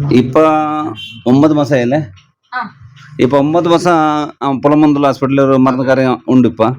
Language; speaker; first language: Malayalam; non-native, learner; Kannada